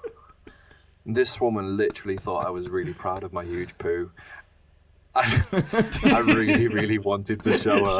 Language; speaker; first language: English; native; English